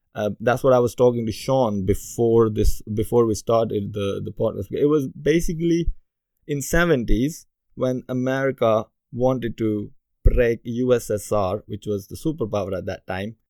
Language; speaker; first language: English; non-native, local second language; Urdu